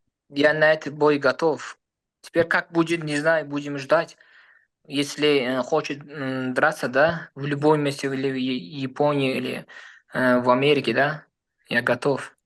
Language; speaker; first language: Russian; non-native, learner; Uzbek